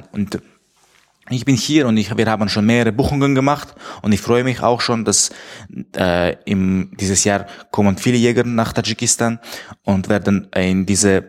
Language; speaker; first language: German; non-native, fluent; Tajik